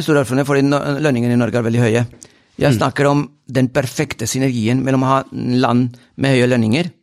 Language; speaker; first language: Norwegian; non-native, fluent; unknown